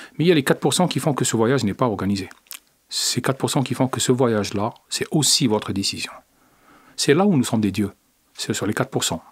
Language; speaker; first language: French; non-native, local second language; Arabic